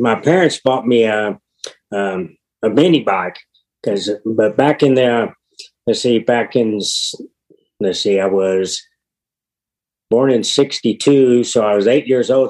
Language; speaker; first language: English; native; English